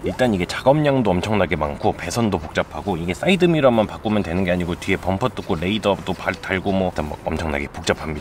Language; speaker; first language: Korean; native; Korean